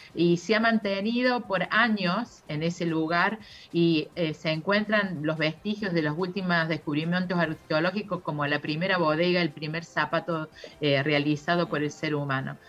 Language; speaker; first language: Spanish; native; Spanish